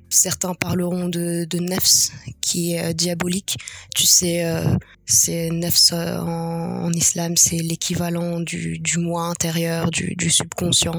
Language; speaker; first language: French; early bilingual, other home language; Arabic